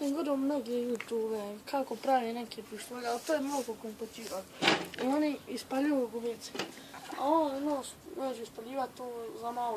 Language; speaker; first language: Bosnian; native; Bosnian